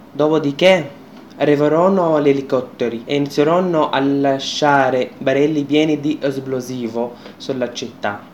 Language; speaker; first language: Italian; non-native, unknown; Arabic